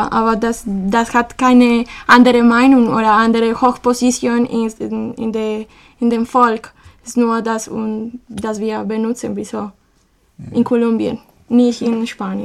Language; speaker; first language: German; non-native, learner; Spanish